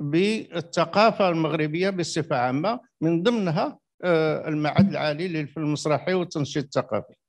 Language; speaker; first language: Arabic; native; Arabic